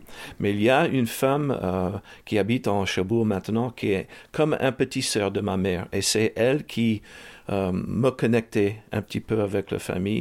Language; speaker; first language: French; early bilingual, heritage; English